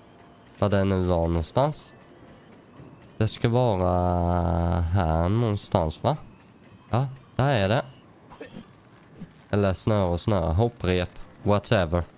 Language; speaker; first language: Swedish; native; Swedish